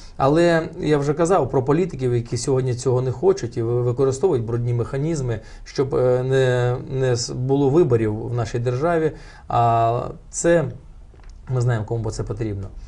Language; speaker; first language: Ukrainian; non-native, local second language; Russian